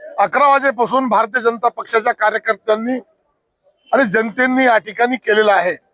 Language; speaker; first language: Marathi; native; Marathi